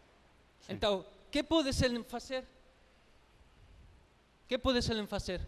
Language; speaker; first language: Portuguese; non-native, learner; Spanish